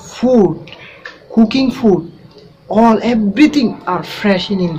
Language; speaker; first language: English; non-native, learner; Bangla